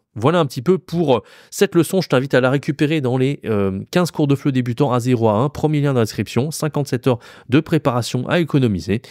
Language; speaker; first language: French; native; French